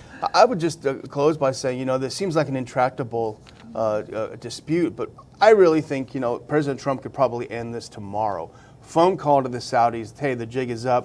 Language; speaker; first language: English; native; English